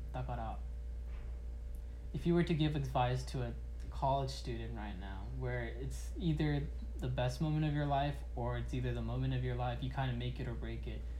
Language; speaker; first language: English; early bilingual, other home language; Japanese